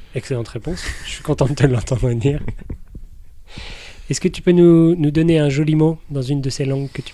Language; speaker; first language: French; native; French